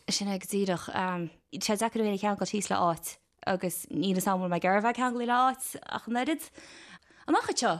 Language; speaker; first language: Irish; native; Irish